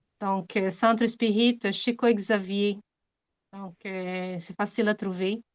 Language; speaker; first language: French; non-native, fluent; Portuguese